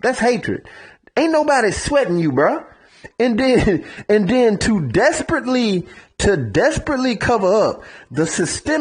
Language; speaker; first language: English; native; English